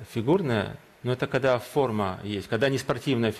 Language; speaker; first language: Russian; early bilingual, heritage; Russian